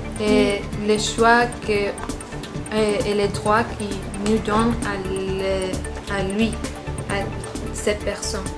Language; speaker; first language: French; non-native, learner; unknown